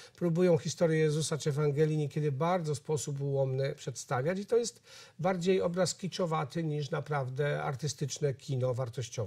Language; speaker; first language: Polish; native; Polish